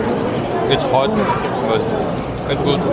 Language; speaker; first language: English; non-native, fluent; Spanish